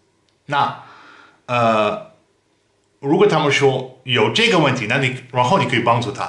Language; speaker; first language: Chinese; non-native, fluent; Dutch